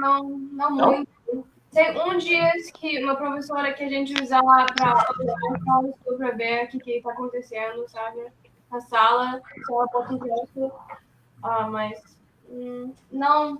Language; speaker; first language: Portuguese; early bilingual, heritage; Portuguese